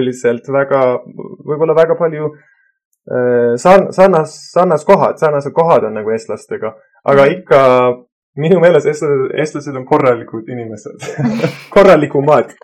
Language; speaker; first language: Estonian; non-native, fluent; Persian